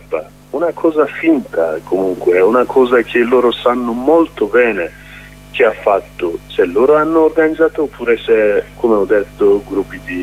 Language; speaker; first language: Italian; non-native, learner; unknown